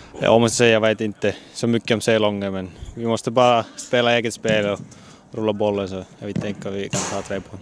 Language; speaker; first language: Swedish; non-native, learner; Finnish